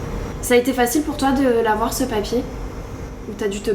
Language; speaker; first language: French; native; French